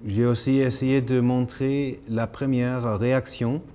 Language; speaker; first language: French; non-native, learner; Norwegian